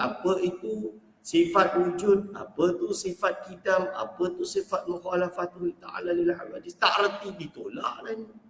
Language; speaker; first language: Malay; native; Malay